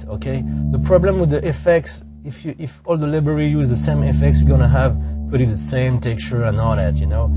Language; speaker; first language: English; non-native, fluent; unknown